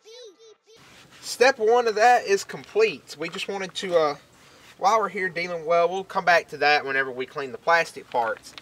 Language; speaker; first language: English; native; English